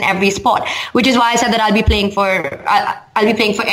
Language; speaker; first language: English; non-native, local second language; Hindi